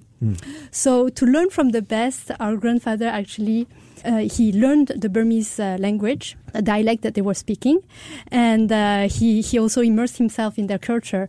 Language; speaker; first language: English; non-native, fluent; French